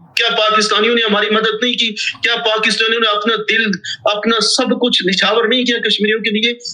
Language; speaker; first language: Urdu; non-native, local second language; Punjabi